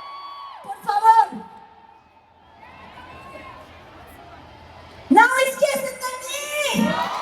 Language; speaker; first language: Portuguese; non-native, learner; Spanish